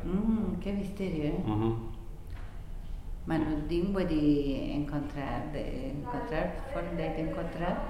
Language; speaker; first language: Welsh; non-native, local second language; Spanish